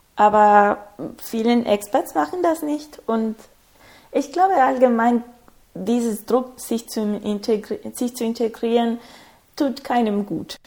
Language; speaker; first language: German; non-native, fluent; Spanish